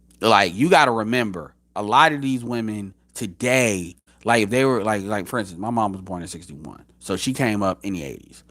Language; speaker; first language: English; native; English